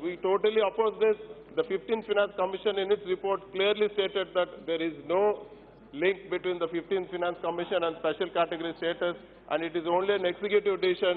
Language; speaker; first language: English; non-native, local second language; Telugu